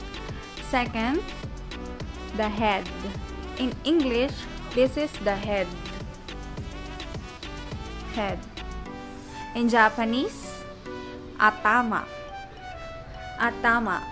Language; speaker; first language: English; non-native, local second language; Filipino